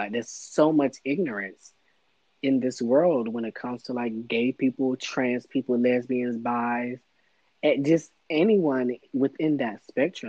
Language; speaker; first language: English; native; English